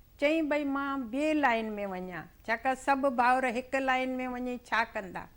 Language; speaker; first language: Sindhi; non-native, local second language; Konkani